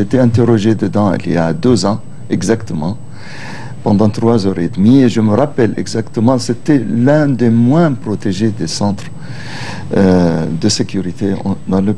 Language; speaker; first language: French; non-native, local second language; Arabic